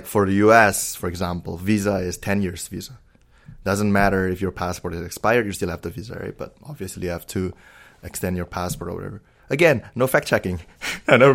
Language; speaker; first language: English; non-native, fluent; Indonesian